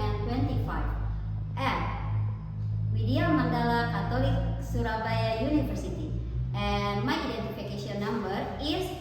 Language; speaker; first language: English; non-native, learner; Indonesian